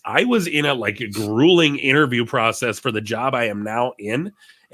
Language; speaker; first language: English; native; English